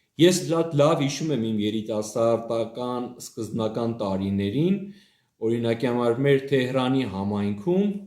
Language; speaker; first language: Armenian; native; Armenian